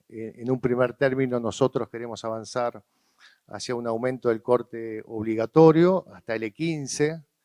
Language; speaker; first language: Spanish; native; Spanish